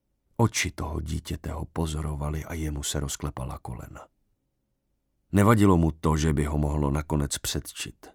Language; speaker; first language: Czech; native; Czech